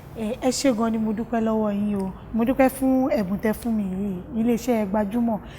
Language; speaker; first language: Yoruba; native; Yoruba